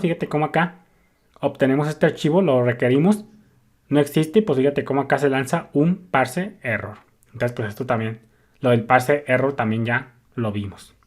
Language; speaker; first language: Spanish; native; Spanish